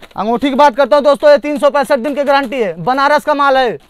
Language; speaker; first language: Hindi; native; Hindi